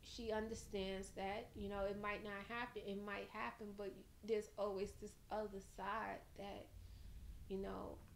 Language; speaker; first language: English; native; English